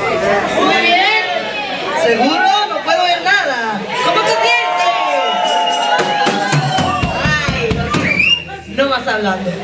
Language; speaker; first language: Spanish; non-native, learner; English